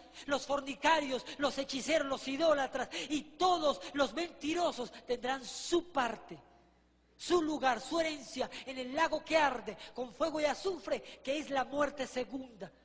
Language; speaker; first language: Spanish; native; Spanish